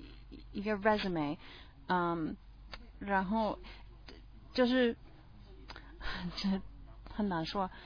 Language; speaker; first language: Chinese; non-native, learner; English